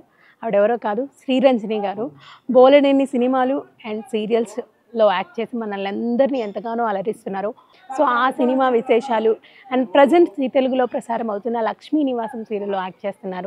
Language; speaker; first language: Telugu; native; Telugu